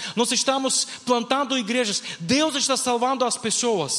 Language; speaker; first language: Portuguese; non-native, fluent; Ukrainian